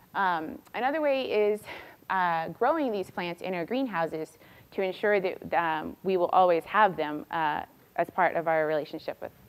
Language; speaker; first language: English; native; English